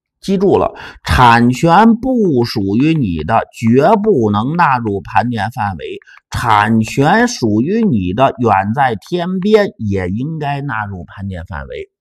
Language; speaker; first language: Chinese; native; Chinese